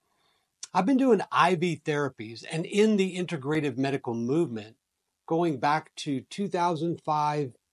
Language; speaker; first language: English; native; English